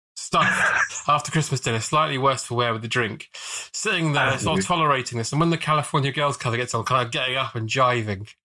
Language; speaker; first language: English; native; English